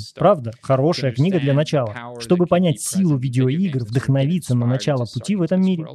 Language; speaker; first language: Russian; non-native, fluent; Spanish